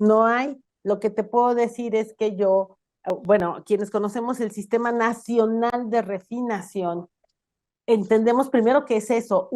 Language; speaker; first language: Spanish; native; Spanish